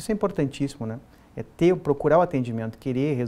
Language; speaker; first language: Portuguese; native; Portuguese